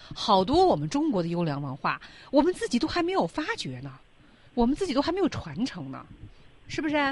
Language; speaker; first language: Chinese; native; Chinese